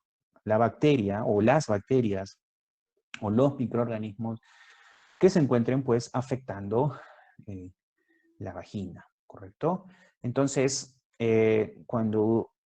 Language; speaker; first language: Spanish; native; Spanish